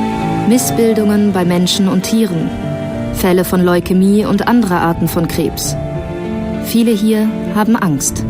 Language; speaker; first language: German; native; German